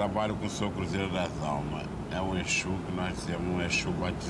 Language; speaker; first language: Portuguese; native; Portuguese